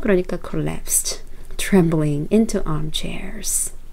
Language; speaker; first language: English; non-native, fluent; Korean